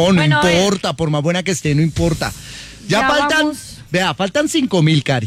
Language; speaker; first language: Spanish; native; Spanish